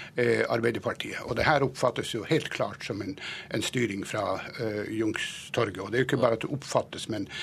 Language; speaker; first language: Norwegian; native; Norwegian